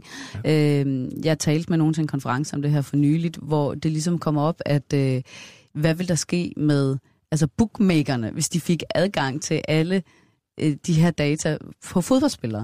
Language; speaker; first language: Danish; native; Danish